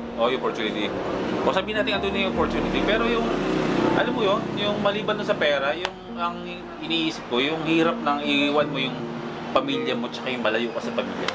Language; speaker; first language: Filipino; native; Filipino